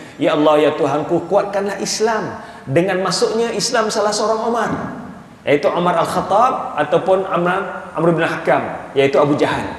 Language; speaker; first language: Malay; native; Malay